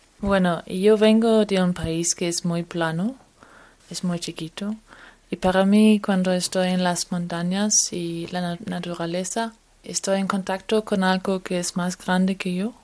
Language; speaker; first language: Spanish; non-native, learner; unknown